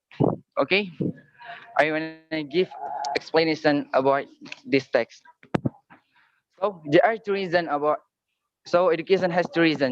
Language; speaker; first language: English; non-native, learner; Indonesian